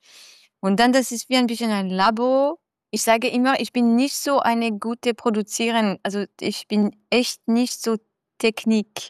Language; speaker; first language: German; non-native, fluent; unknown